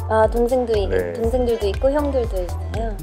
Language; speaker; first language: Korean; early bilingual, heritage; English